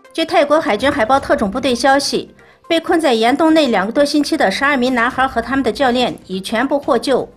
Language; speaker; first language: Chinese; non-native, local second language; Uyghur